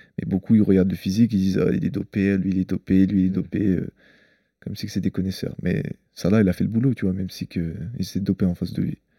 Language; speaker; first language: French; early bilingual, other home language; Chechen